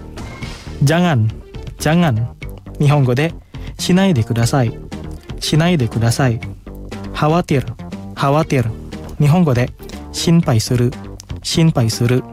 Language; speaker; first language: Japanese; non-native, fluent; Indonesian